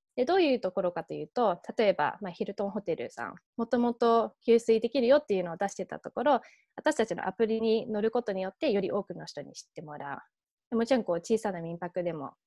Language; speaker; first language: Japanese; early bilingual, heritage; Japanese